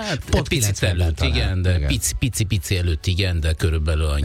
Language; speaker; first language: Hungarian; non-native, fluent; Italian